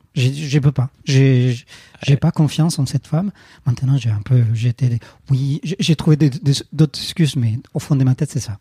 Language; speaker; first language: French; non-native, fluent; Spanish